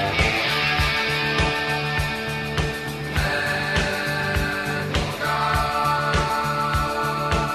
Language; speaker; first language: English; native; English